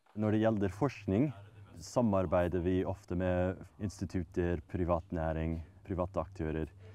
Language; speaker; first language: Norwegian; non-native, fluent; English